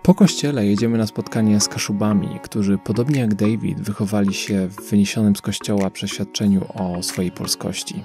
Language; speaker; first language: Polish; native; Polish